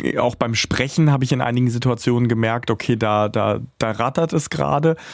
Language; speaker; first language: German; early bilingual, other home language; Russian